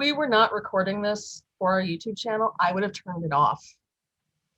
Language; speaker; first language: English; native; English